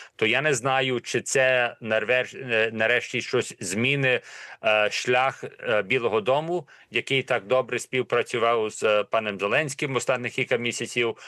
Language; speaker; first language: Ukrainian; early bilingual, heritage; Ukrainian